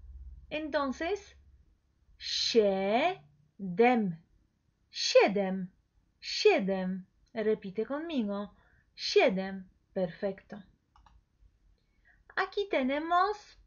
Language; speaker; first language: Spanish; non-native, fluent; Polish